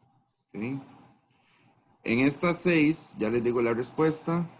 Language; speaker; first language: Spanish; native; Spanish